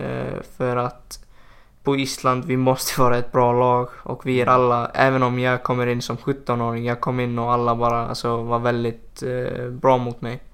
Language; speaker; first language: Swedish; non-native, fluent; Icelandic